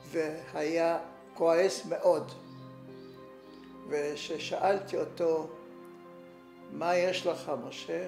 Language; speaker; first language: Hebrew; non-native, fluent; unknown